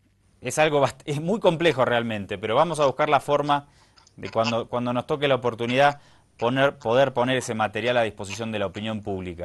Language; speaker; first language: Spanish; native; Spanish